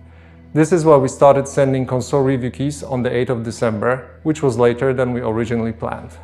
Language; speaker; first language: English; non-native, fluent; Polish